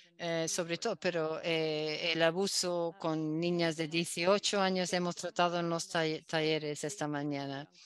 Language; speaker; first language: Spanish; non-native, fluent; Dutch